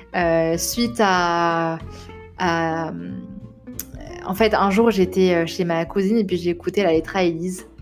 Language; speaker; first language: French; non-native, local second language; Arabic